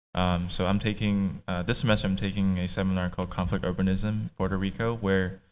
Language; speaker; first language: English; native; English